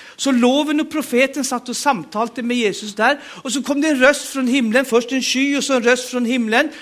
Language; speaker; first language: Swedish; native; Swedish